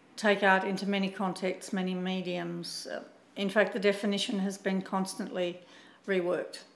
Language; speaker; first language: English; native; English